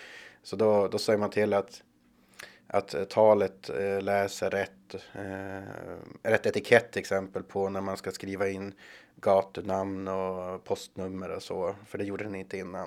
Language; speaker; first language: Swedish; native; Swedish